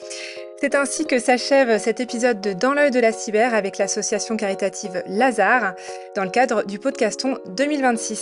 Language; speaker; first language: French; native; French